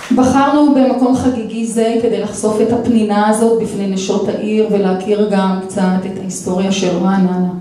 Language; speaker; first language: Hebrew; native; Hebrew